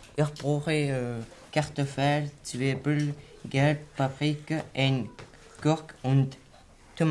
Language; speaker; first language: German; non-native, learner; French